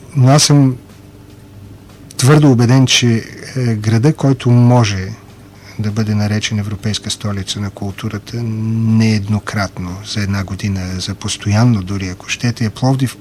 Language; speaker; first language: Bulgarian; native; Bulgarian